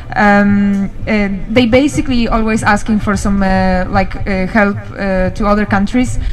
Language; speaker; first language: English; non-native, learner; Polish